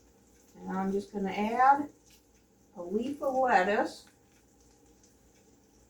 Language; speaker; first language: English; native; English